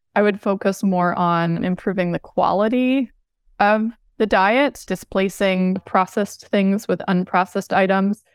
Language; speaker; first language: English; native; English